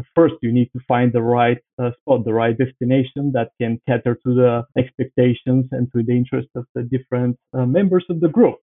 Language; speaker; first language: English; non-native, fluent; Bulgarian